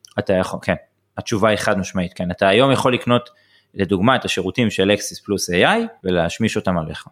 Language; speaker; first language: Hebrew; native; Hebrew